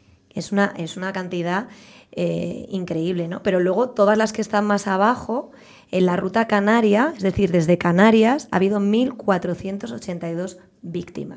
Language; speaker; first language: Spanish; native; Spanish